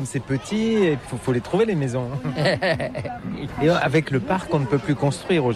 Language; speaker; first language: French; native; French